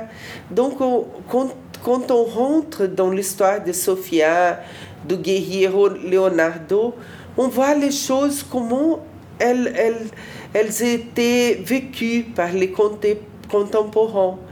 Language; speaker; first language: French; non-native, fluent; Portuguese